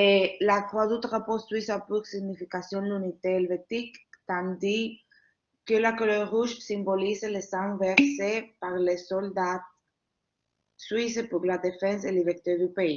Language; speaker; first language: French; non-native, learner; Spanish